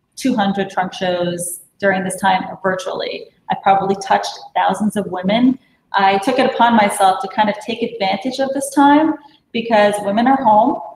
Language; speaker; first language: English; native; English